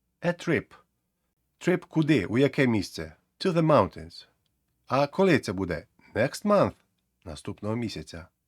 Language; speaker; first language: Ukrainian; native; Ukrainian